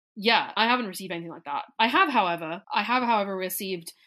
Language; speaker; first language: English; non-native, local second language; Cantonese